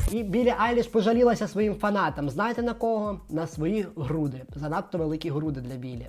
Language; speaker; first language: Ukrainian; non-native, local second language; Russian